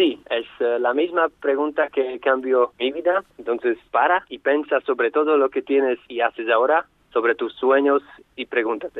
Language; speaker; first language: Spanish; non-native, fluent; Slovak